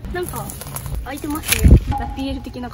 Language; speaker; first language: Japanese; native; Japanese